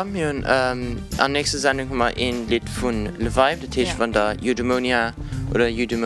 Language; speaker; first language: German; non-native, local second language; Luxembourgish